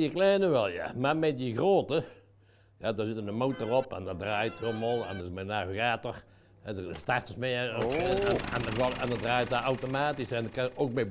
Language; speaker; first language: Dutch; native; Dutch